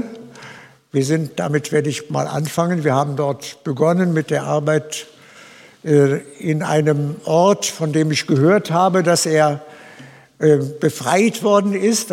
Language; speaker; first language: German; native; German